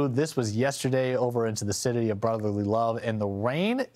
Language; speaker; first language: English; native; English